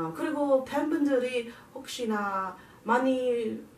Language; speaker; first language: Korean; non-native, learner; English